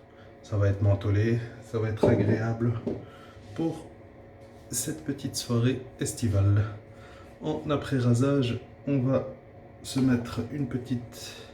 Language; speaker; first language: French; native; French